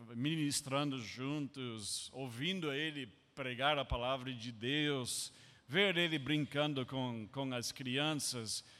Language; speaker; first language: Portuguese; non-native, fluent; English